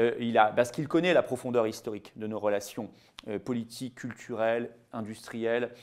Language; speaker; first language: French; native; French